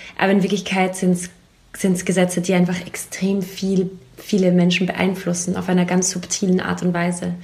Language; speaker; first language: German; native; German